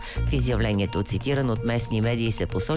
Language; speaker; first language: Bulgarian; native; Bulgarian